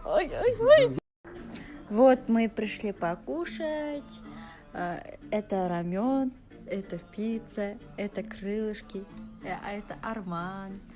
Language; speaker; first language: Russian; non-native, local second language; Kazakh